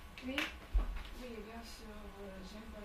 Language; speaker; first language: French; non-native, learner; Russian